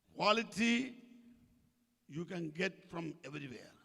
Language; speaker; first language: English; non-native, local second language; Malayalam